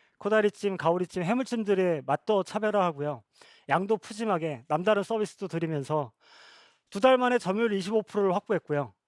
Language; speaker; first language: Korean; native; Korean